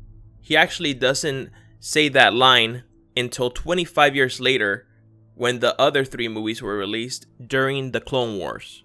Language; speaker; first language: English; native; English